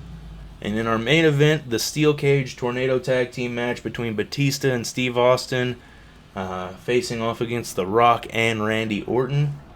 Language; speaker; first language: English; native; English